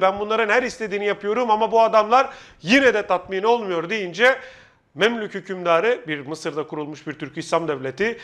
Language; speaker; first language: Turkish; native; Turkish